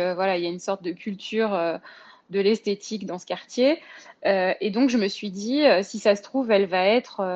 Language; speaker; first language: French; native; French